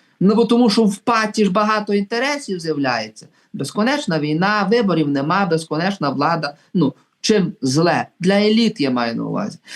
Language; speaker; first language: Ukrainian; native; Ukrainian